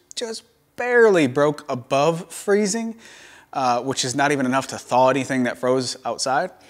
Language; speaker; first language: English; native; English